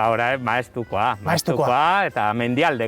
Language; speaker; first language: Basque; non-native, local second language; Spanish